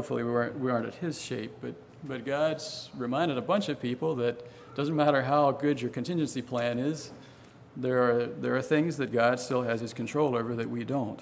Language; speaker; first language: English; native; English